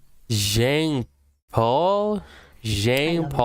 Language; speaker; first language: French; non-native, learner; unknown